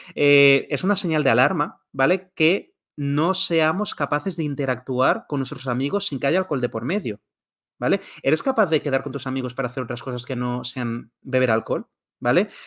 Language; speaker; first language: Spanish; native; Spanish